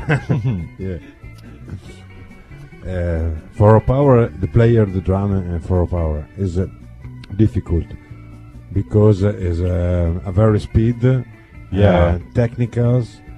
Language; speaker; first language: English; non-native, learner; Italian